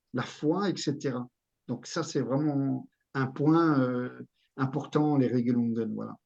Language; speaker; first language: French; native; French